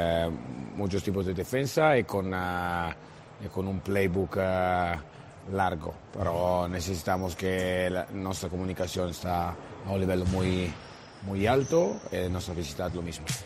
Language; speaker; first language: Spanish; non-native, fluent; Italian